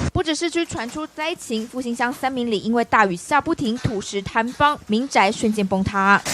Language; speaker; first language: Chinese; native; Chinese